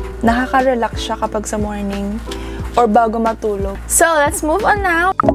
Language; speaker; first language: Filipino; early bilingual, heritage; Japanese